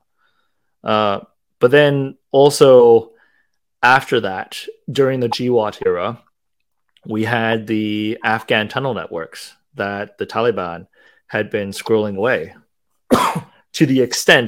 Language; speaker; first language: English; non-native, local second language; Cantonese